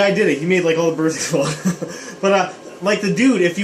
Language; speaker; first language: English; native; English